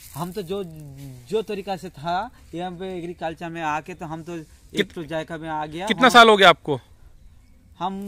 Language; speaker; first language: Hindi; non-native, local second language; Bangla